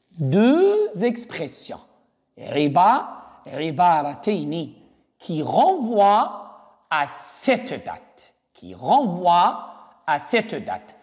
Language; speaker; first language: French; non-native, local second language; Arabic